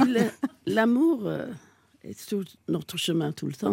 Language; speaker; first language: French; non-native, fluent; English